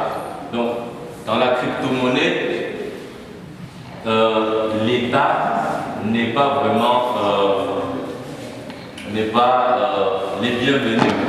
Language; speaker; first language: French; non-native, local second language; Swahili